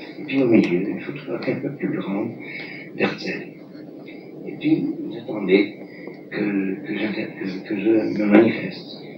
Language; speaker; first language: French; non-native, local second language; Arabic